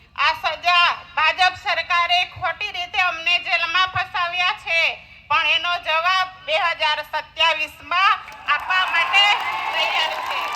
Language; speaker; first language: Gujarati; non-native, local second language; Vasavi